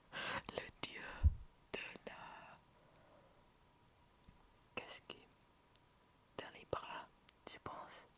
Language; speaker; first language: French; non-native, learner; English